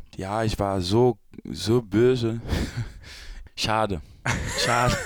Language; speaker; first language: German; non-native, learner; Portuguese